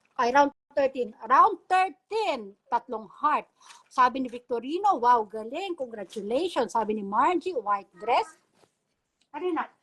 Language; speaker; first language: Filipino; non-native, local second language; Bikol